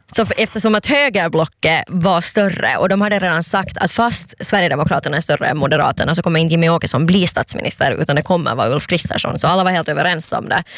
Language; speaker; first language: Swedish; native; Swedish